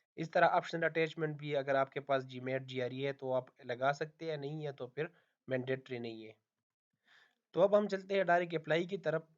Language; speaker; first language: Hindi; non-native, local second language; Punjabi